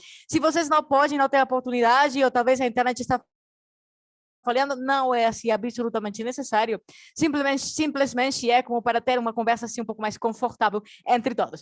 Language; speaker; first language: Portuguese; non-native, fluent; Spanish